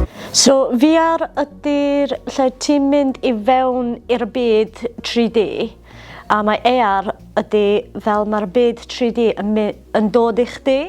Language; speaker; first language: Welsh; non-native, local second language; English